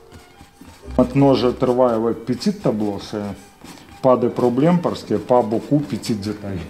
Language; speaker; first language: French; non-native, learner; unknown